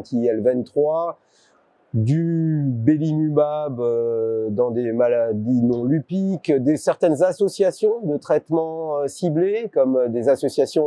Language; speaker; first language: French; native; French